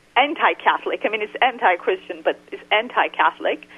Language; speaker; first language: English; non-native, fluent; Turkish